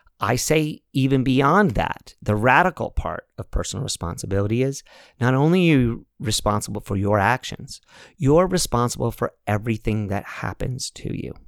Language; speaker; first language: English; native; English